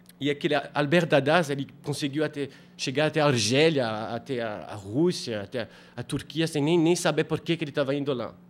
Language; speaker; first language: Portuguese; non-native, fluent; French